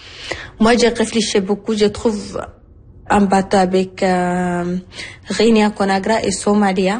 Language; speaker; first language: French; non-native, learner; Arabic